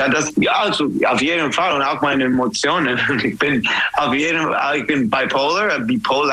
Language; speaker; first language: German; non-native, fluent; English